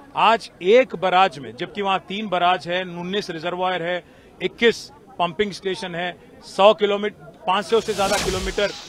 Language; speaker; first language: Hindi; non-native, local second language; Telugu